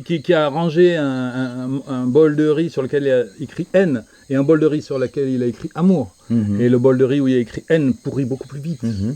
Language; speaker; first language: French; native; French